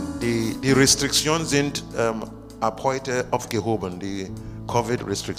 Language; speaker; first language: German; non-native, learner; Russian